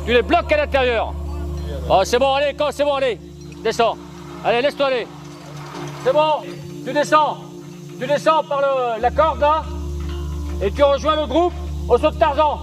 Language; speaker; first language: French; native; French